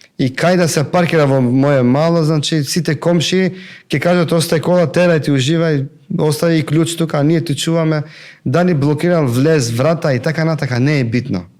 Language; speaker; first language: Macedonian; non-native, local second language; Albanian